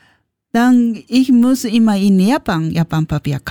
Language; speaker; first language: German; non-native, learner; Japanese